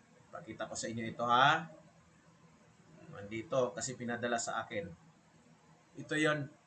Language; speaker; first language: Filipino; native; Filipino